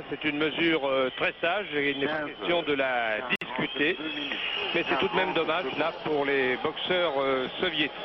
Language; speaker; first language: French; native; French